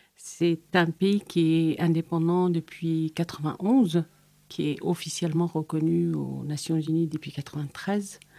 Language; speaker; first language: French; non-native, fluent; Tigrinya